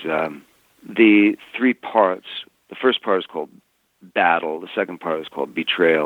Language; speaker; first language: English; native; English